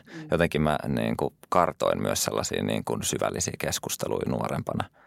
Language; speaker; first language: Finnish; early bilingual, other home language; French